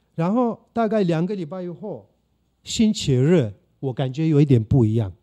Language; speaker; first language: Chinese; non-native, fluent; Turkish